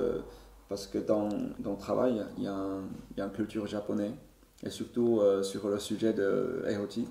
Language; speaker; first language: French; non-native, learner; Chinese